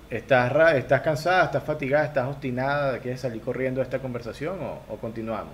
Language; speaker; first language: Spanish; native; Spanish